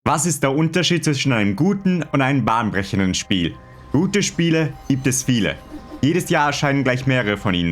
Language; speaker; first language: German; native; German